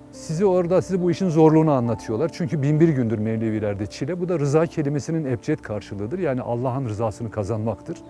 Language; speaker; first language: Turkish; native; Turkish